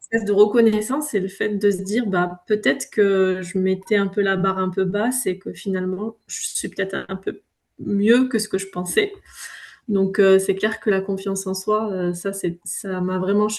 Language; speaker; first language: French; native; French